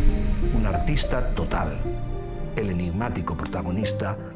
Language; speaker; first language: Spanish; native; Spanish